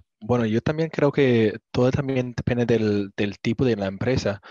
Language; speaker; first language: Spanish; non-native, learner; English